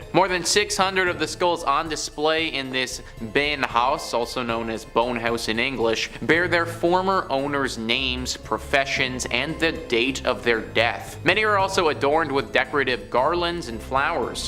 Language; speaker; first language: English; native; English